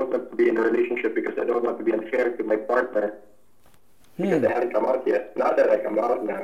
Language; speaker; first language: English; non-native, local second language; Filipino